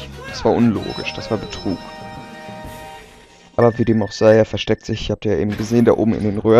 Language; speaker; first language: German; native; German